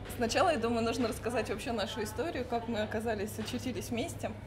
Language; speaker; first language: Russian; native; Russian